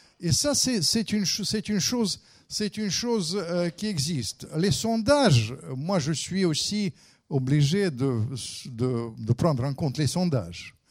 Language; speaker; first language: French; non-native, fluent; Russian